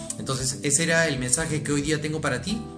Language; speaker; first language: Spanish; native; Spanish